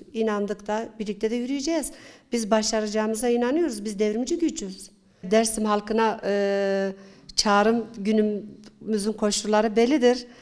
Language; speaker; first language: Turkish; non-native, local second language; Kurdish